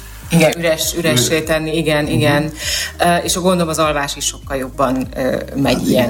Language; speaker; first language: Hungarian; native; Hungarian